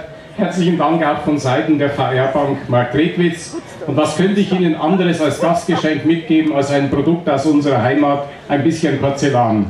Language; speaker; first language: German; native; German